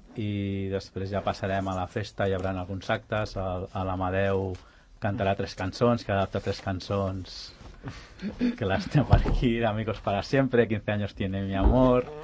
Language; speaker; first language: Catalan; native; Catalan